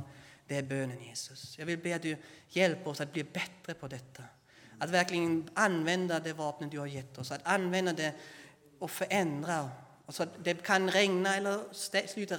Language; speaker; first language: Swedish; non-native, fluent; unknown